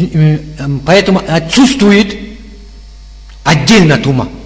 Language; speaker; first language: Russian; native; Russian